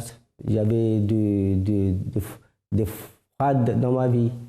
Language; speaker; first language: French; non-native, fluent; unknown